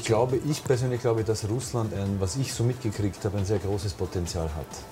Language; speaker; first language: German; native; German